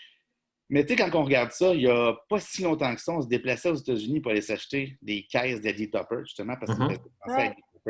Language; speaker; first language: French; native; French